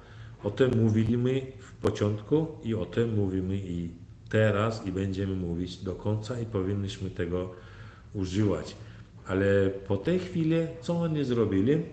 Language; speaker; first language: Polish; non-native, fluent; Turkmen